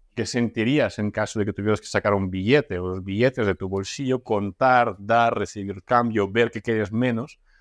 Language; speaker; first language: Spanish; non-native, fluent; Russian